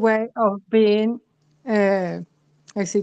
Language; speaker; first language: English; non-native, fluent; Spanish